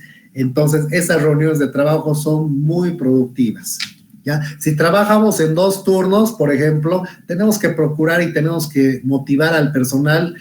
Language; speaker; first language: Spanish; native; Spanish